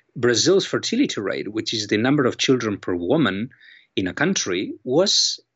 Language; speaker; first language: English; non-native, fluent; Spanish